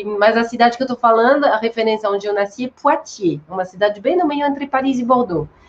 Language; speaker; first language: Portuguese; non-native, fluent; French